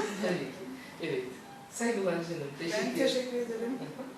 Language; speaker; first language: Turkish; non-native, learner; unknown